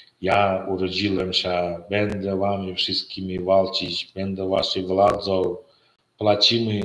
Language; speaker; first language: Polish; non-native, learner; Turkmen